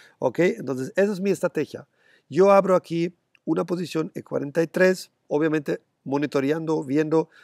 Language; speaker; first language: Spanish; non-native, fluent; German